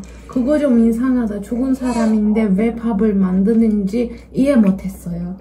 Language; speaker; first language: Korean; non-native, learner; Turkish